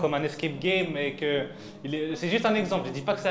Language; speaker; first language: French; native; French